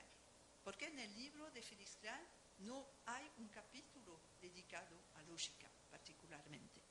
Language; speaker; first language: Spanish; non-native, fluent; French